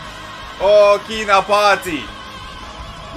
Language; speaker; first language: Japanese; non-native, learner; English